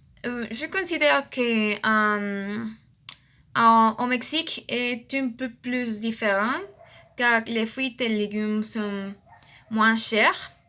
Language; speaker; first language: French; non-native, learner; Spanish